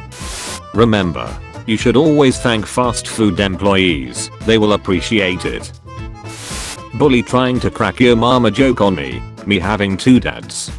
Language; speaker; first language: English; native; English